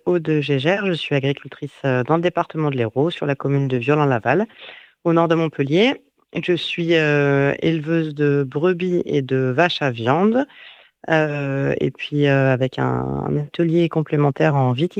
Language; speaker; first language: French; native; French